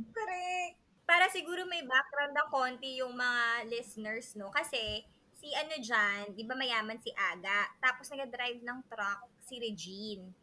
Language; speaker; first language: Filipino; native; Filipino